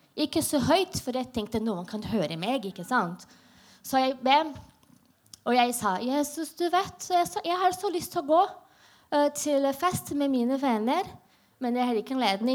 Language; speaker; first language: Norwegian; non-native, learner; Portuguese